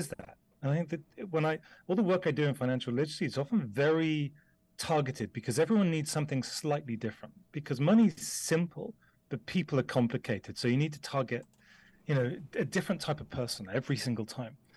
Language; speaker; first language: English; native; English